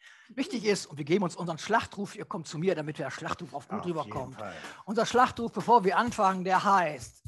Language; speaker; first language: German; native; German